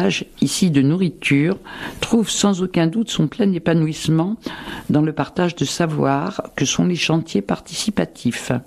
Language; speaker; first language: French; native; French